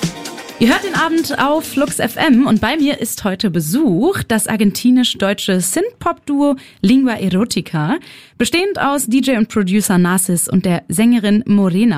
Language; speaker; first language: German; native; German